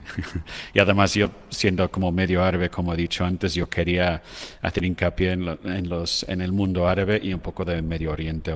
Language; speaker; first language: Spanish; non-native, fluent; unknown